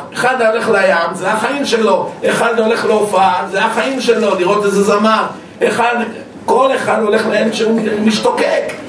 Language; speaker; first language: Hebrew; native; Hebrew